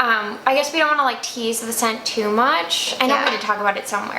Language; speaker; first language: English; native; English